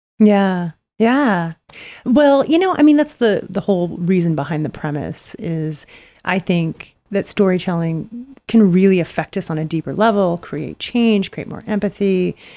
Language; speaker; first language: English; native; English